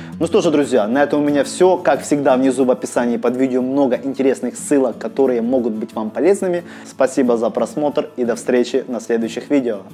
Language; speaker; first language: Russian; native; Russian